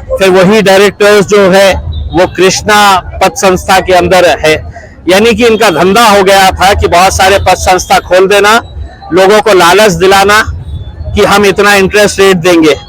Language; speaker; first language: Hindi; non-native, local second language; Urdu